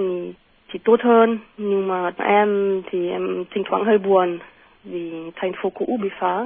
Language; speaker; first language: Vietnamese; non-native, fluent; German